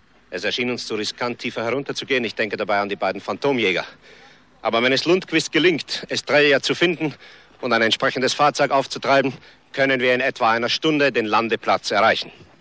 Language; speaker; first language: German; native; German